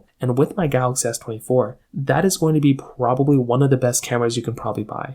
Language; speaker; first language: English; native; English